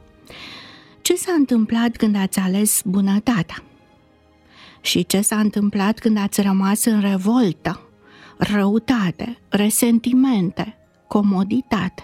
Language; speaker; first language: Romanian; native; Romanian